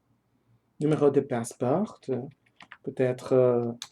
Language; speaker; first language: French; non-native, learner; English